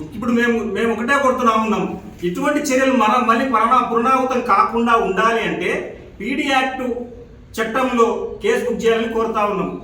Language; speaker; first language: Telugu; non-native, local second language; Lambadi